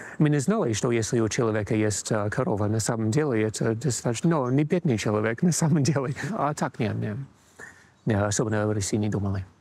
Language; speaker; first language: Russian; non-native, fluent; English